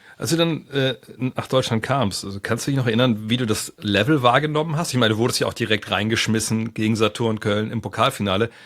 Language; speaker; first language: German; native; German